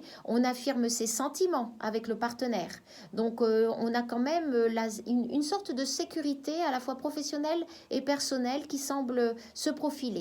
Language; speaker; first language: French; native; French